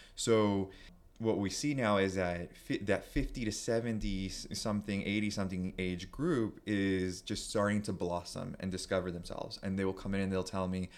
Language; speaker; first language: English; native; English